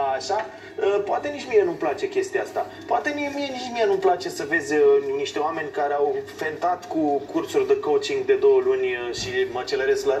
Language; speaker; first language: Romanian; native; Romanian